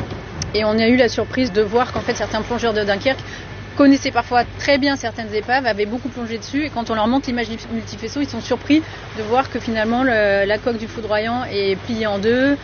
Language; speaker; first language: French; native; French